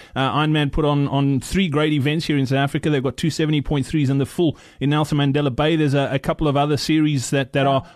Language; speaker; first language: English; native; English